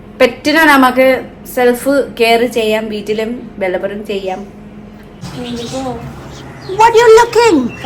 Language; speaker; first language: Malayalam; non-native, fluent; Nepali